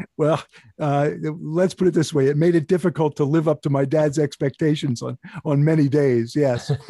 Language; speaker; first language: English; native; English